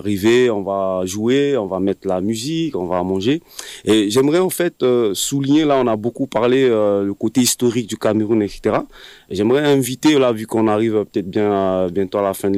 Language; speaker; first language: French; non-native, local second language; Sango